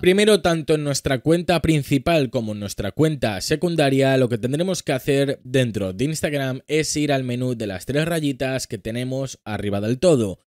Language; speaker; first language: Spanish; native; Spanish